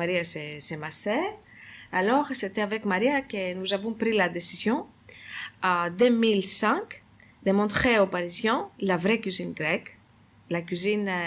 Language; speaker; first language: French; non-native, fluent; Greek